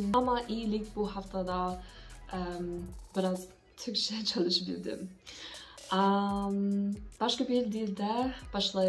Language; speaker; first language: Turkish; non-native, learner; English